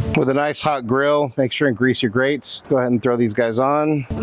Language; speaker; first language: English; native; English